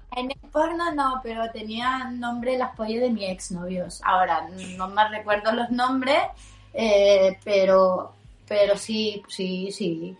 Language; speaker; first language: Spanish; non-native, fluent; Italian